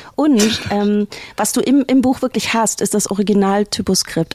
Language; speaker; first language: German; native; German